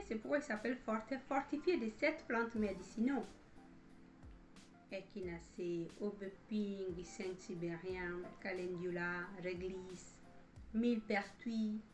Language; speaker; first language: French; non-native, fluent; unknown